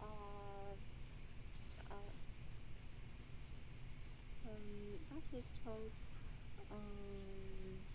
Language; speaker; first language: English; non-native, learner; Chinese